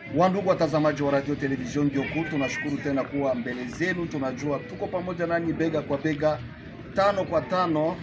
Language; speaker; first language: Swahili; native; Swahili